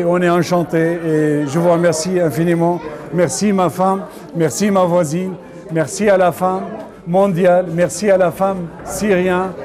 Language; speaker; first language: French; non-native, fluent; Arabic